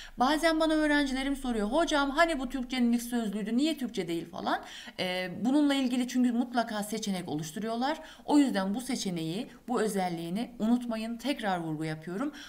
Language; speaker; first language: Turkish; native; Turkish